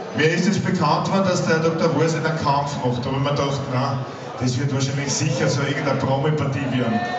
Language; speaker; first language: German; native; German